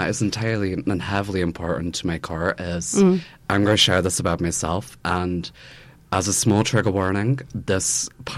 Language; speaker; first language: English; native; English